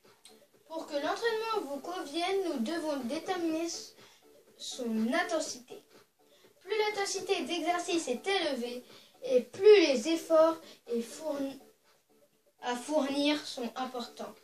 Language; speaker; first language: French; native; French